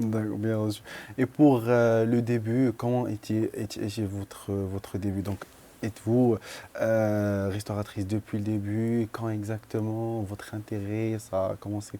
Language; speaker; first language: French; non-native, local second language; Arabic